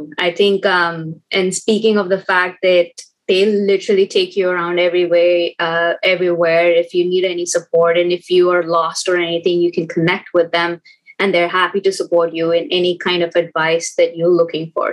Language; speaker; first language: English; non-native, local second language; Hindi